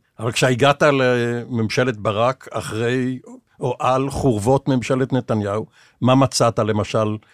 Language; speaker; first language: Hebrew; native; Hebrew